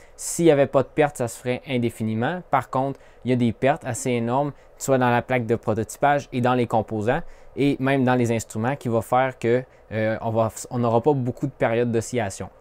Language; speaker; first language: French; native; French